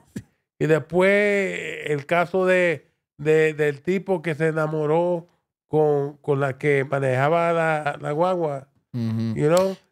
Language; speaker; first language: Spanish; early bilingual, heritage; Spanish